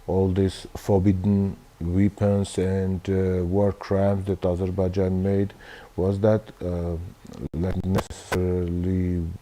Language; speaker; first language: English; non-native, learner; Armenian